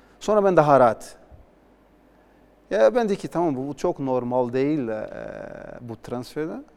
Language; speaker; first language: Turkish; non-native, learner; Portuguese